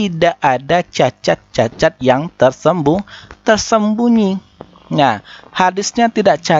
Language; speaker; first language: Indonesian; native; Indonesian